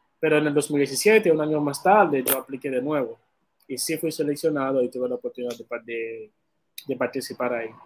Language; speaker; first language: Spanish; non-native, fluent; Haitian Creole